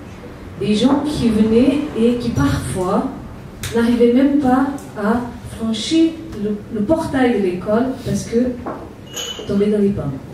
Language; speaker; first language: French; non-native, fluent; Portuguese